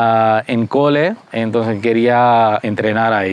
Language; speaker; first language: Spanish; non-native, fluent; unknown